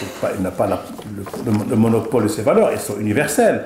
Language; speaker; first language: French; non-native, local second language; Arabic